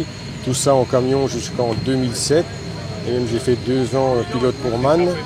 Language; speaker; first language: French; native; French